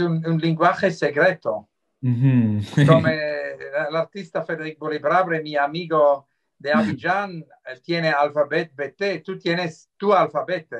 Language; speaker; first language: Spanish; non-native, fluent; Swiss German